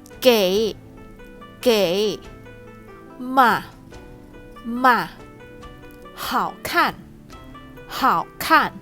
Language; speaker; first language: Chinese; non-native, fluent; Thai